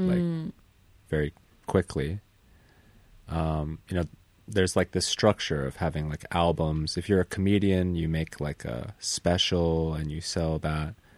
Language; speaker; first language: English; native; English